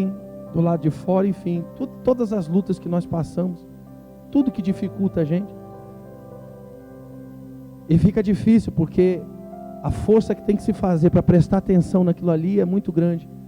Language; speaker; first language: Portuguese; native; Portuguese